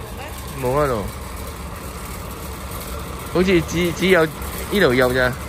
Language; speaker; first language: Chinese; non-native, local second language; Cantonese